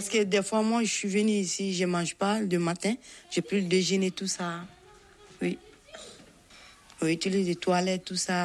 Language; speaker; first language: French; non-native, learner; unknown